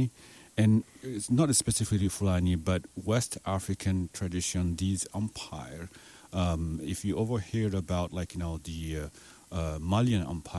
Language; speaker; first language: English; non-native, fluent; Fula